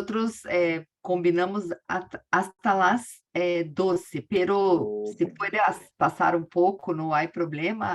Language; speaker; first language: Spanish; non-native, learner; Portuguese